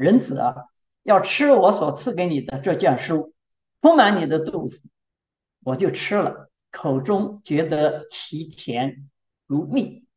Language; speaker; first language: Chinese; native; Chinese